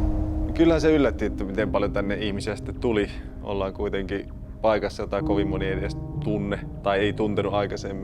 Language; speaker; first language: Finnish; native; Finnish